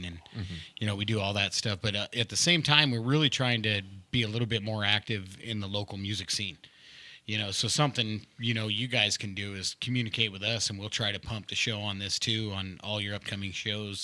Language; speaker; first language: English; native; English